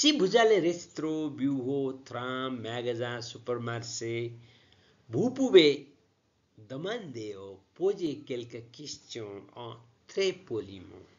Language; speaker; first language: French; non-native, learner; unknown